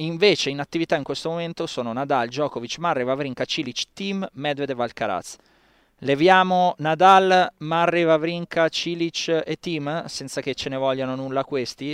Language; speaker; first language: Italian; native; Italian